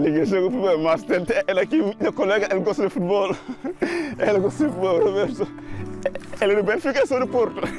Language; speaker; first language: Portuguese; non-native, learner; Wolof